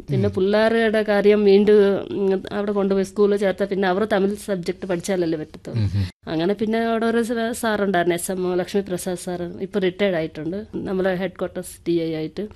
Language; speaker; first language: Malayalam; non-native, local second language; Telugu